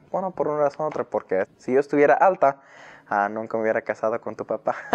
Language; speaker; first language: Spanish; native; Spanish